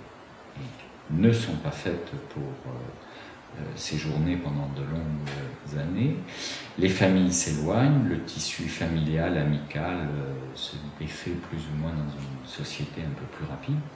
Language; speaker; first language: French; native; French